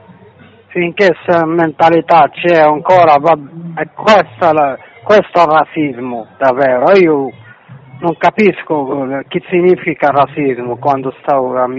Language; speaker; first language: Italian; non-native, fluent; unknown